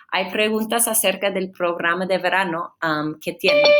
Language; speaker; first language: Spanish; non-native, fluent; English